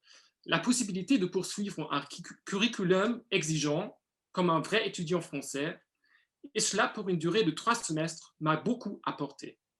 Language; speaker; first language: French; non-native, fluent; German